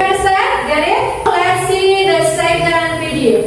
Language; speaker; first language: English; non-native, fluent; Indonesian